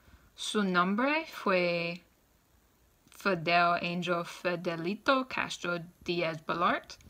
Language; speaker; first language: Spanish; non-native, learner; English